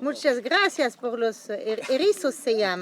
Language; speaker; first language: Spanish; non-native, learner; French